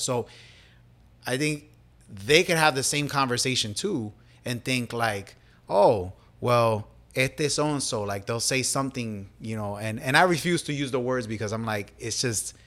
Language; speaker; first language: English; early bilingual, other home language; Spanish